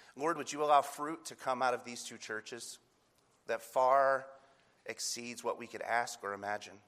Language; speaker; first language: English; native; English